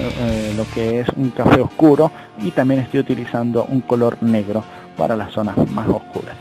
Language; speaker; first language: Spanish; native; Spanish